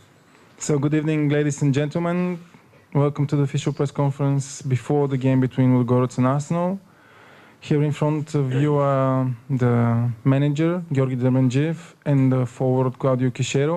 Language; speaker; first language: English; non-native, fluent; Bulgarian